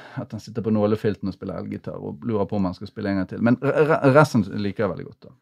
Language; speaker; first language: Norwegian; native; Norwegian